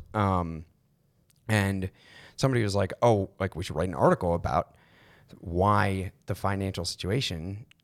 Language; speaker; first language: English; native; English